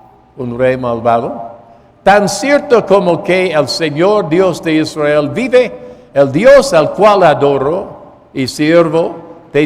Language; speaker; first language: Spanish; non-native, fluent; English